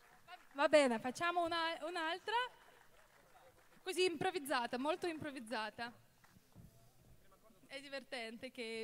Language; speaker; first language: Italian; non-native, learner; Russian